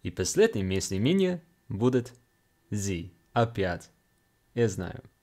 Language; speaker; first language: Russian; non-native, fluent; English